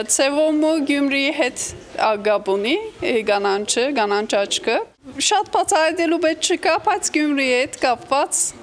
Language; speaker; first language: Armenian; early bilingual, heritage; Armenian